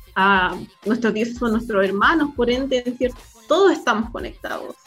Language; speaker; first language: Spanish; native; Spanish